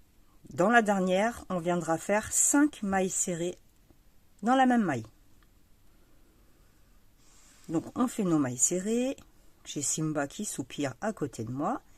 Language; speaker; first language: French; native; French